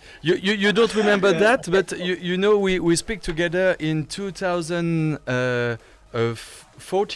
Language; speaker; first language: English; non-native, learner; French